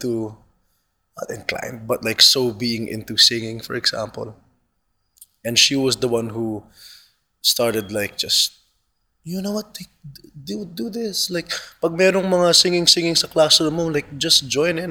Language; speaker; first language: English; non-native, local second language; Cebuano